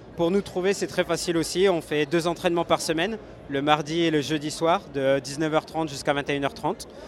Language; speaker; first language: French; native; French